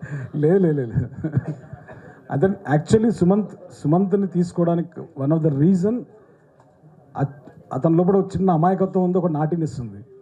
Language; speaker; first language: Telugu; native; Telugu